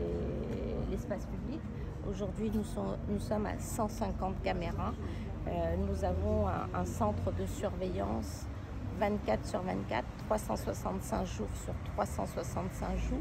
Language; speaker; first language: French; native; French